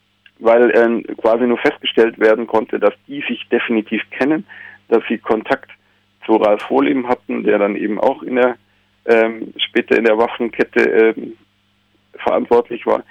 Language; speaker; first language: German; native; German